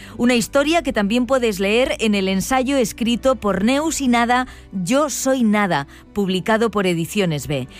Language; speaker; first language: Spanish; native; Spanish